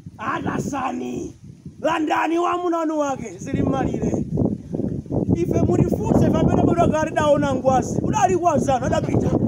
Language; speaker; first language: Nyanja; non-native, local second language; Tumbuka